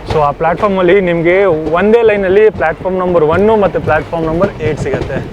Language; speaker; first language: Kannada; non-native, local second language; Hindi